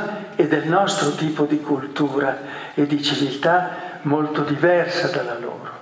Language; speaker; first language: Italian; native; Italian